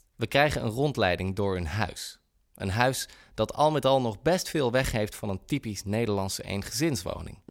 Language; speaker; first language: Dutch; native; Dutch